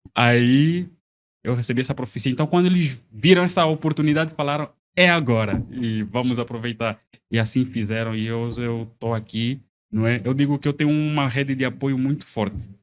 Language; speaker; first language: Portuguese; native; Portuguese